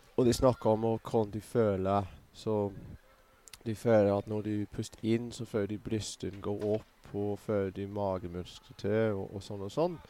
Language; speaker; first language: Norwegian; non-native, fluent; English